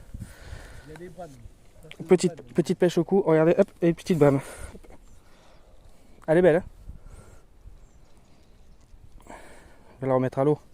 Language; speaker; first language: French; native; French